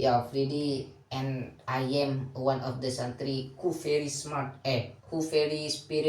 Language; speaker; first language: English; non-native, learner; Indonesian